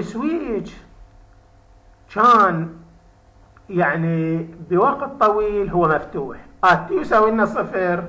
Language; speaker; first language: Arabic; native; Arabic